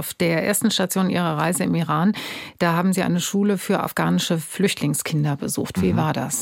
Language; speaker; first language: German; native; German